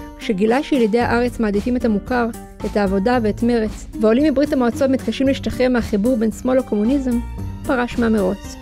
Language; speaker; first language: Hebrew; early bilingual, other home language; Russian